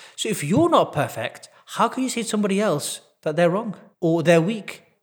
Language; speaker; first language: English; native; English